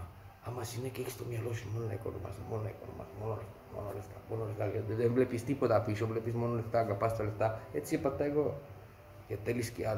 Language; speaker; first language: Greek; non-native, fluent; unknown